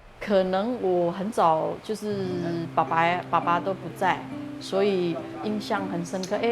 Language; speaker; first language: Chinese; non-native, fluent; Indonesian